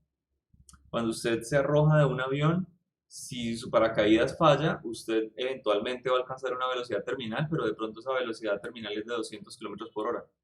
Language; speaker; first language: Spanish; native; Spanish